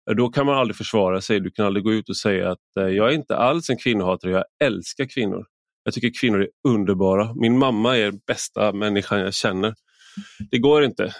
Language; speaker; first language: Swedish; native; Swedish